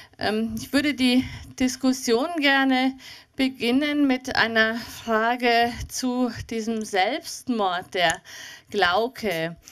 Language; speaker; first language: German; native; German